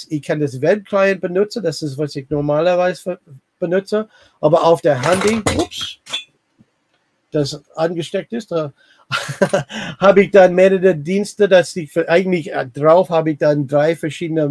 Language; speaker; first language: German; non-native, learner; English